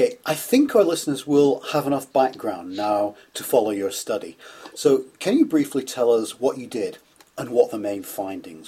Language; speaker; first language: English; native; English